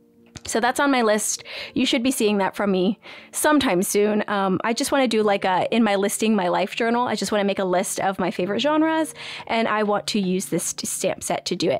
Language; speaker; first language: English; native; English